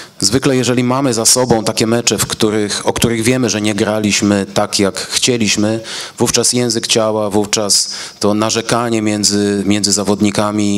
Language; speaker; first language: Polish; native; Polish